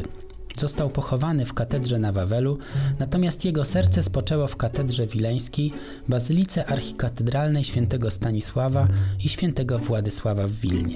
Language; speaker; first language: Polish; native; Polish